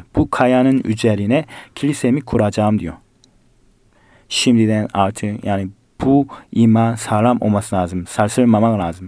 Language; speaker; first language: Turkish; non-native, fluent; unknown